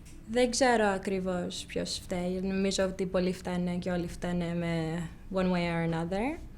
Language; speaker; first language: Greek; early bilingual, heritage; Greek